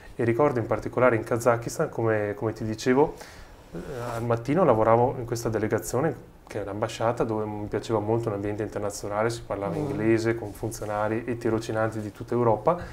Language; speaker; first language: Italian; native; Italian